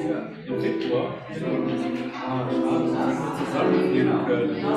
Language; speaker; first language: German; early bilingual, other home language; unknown